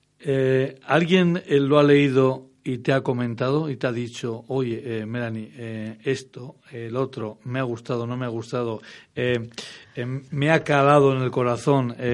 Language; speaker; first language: Spanish; native; Spanish